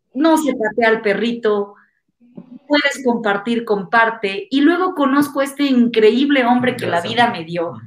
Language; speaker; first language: Spanish; native; Spanish